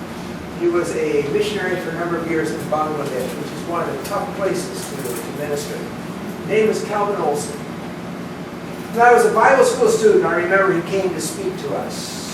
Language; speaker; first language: English; native; English